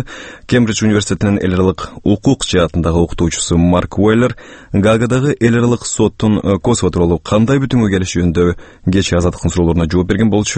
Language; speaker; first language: Kyrgyz; native; Kyrgyz